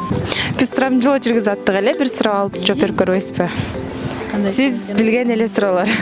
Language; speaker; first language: Kyrgyz; native; Kyrgyz